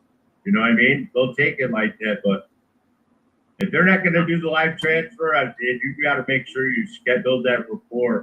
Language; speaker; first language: English; native; English